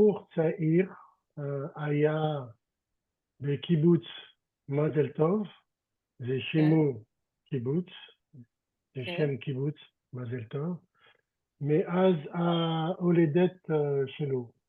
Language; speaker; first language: Hebrew; non-native, learner; French